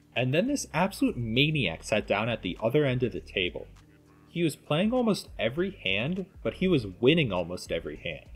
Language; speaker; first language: English; native; English